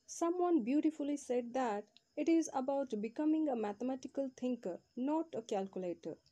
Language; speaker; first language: English; non-native, local second language; Kannada